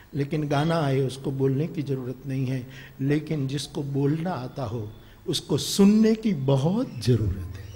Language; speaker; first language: Hindi; non-native, local second language; Gujarati